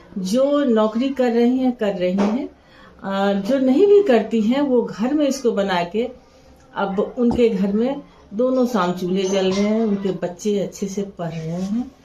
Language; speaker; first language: Hindi; non-native, local second language; Maithili